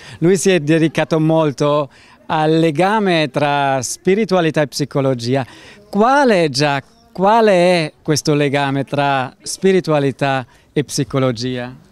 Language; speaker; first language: Italian; native; Italian